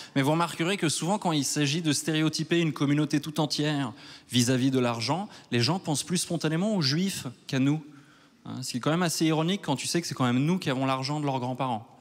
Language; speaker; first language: French; native; French